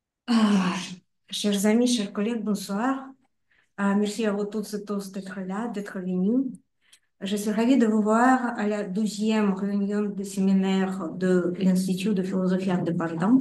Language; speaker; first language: French; non-native, fluent; Russian